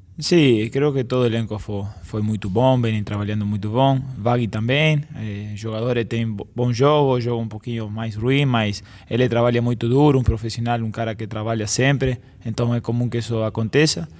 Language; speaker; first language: Portuguese; non-native, fluent; Spanish